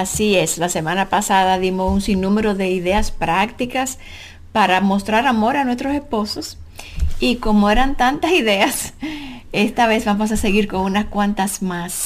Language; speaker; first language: Spanish; native; Spanish